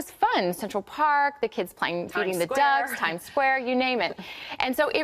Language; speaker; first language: English; native; English